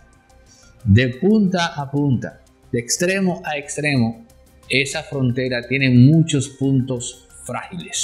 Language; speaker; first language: Spanish; native; Spanish